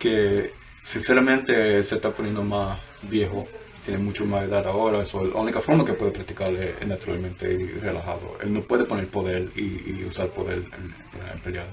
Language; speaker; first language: Spanish; early bilingual, heritage; Spanish